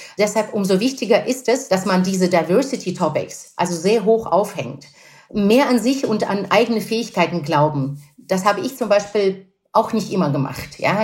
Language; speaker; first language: German; non-native, fluent; Russian